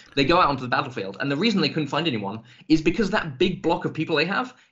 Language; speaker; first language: English; native; English